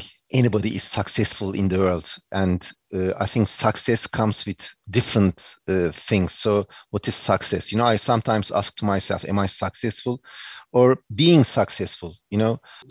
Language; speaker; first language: English; non-native, fluent; Turkish